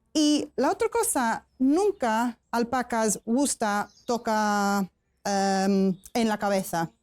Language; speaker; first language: Spanish; non-native, learner; English